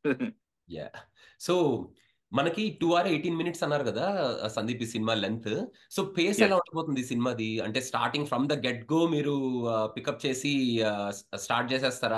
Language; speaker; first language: Telugu; native; Telugu